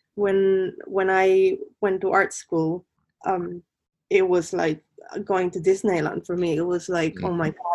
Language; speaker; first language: English; non-native, fluent; Spanish